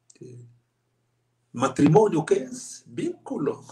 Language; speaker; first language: Spanish; non-native, fluent; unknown